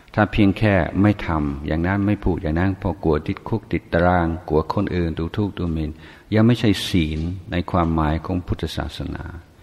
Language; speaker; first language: Thai; non-native, fluent; English